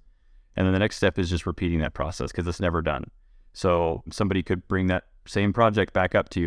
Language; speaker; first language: English; native; English